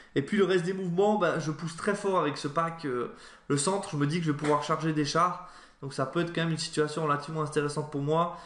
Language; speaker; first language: French; native; French